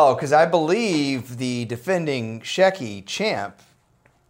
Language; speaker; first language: English; native; English